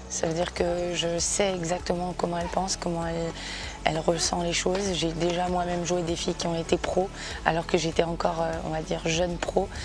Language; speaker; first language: French; native; French